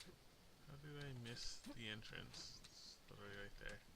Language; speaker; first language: English; native; English